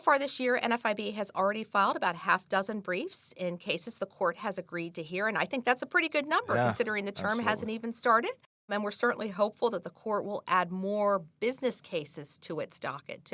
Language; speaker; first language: English; native; English